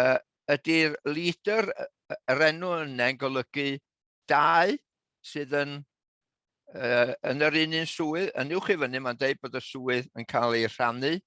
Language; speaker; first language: Welsh; native; Welsh